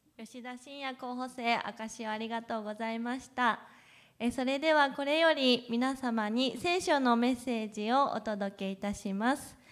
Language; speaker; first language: Japanese; native; Japanese